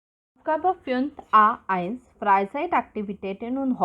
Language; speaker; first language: German; non-native, fluent; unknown